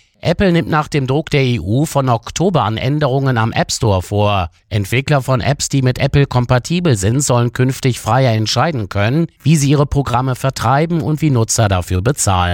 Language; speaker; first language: German; native; German